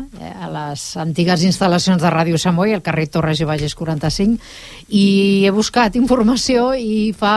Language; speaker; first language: Catalan; native; Catalan